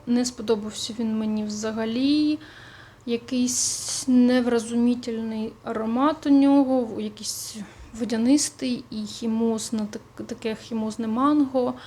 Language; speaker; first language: Ukrainian; non-native, local second language; Russian